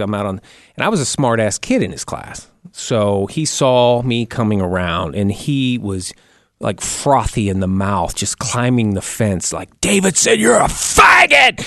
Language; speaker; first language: English; native; English